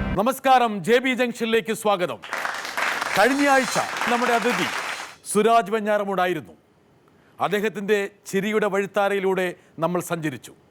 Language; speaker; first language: Malayalam; native; Malayalam